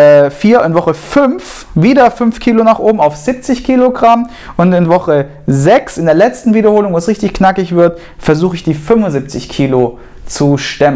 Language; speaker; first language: German; native; German